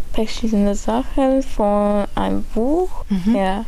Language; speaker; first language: German; non-native, learner; Armenian